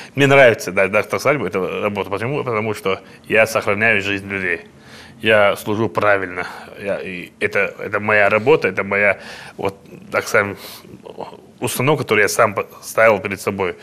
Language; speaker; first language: Russian; non-native, local second language; Chechen